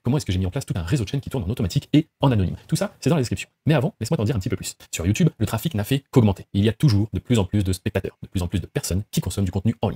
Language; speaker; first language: French; native; French